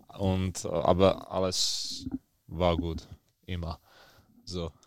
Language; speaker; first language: German; non-native, learner; Czech